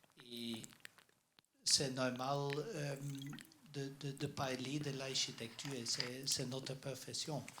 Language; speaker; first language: French; non-native, learner; Dutch